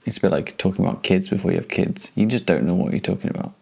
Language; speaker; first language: English; native; English